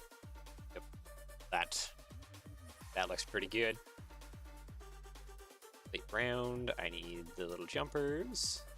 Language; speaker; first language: English; native; English